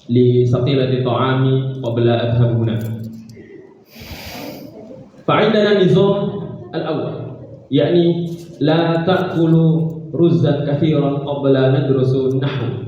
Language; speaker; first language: Arabic; non-native, learner; Indonesian